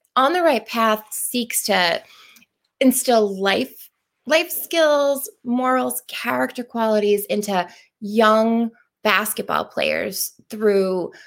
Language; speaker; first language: English; native; English